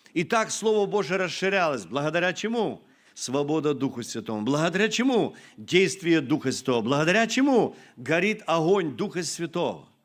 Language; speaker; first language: Russian; non-native, local second language; Ukrainian